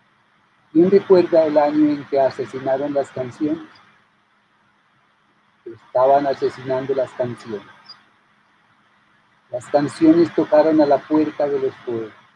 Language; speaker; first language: Spanish; native; Spanish